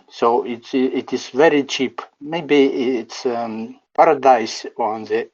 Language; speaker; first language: English; non-native, learner; Ukrainian